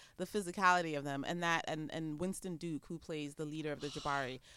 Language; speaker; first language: English; non-native, local second language; Xhosa